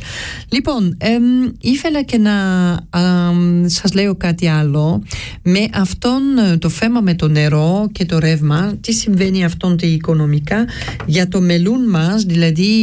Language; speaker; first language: Greek; early bilingual, heritage; Greek